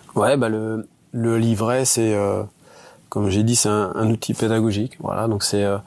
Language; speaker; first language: French; native; French